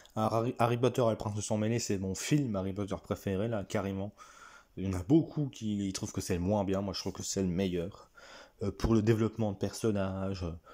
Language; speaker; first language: French; native; French